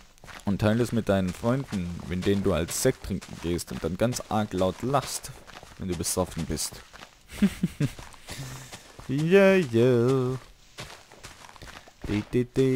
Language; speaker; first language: German; native; German